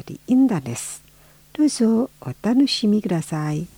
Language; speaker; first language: Japanese; non-native, fluent; Indonesian